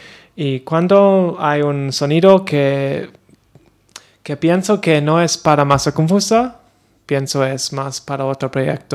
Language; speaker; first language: Spanish; non-native, learner; English